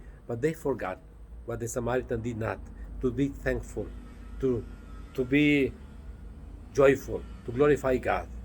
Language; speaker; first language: English; non-native, fluent; Spanish